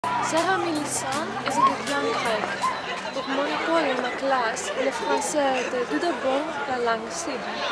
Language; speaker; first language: French; non-native, learner; Greek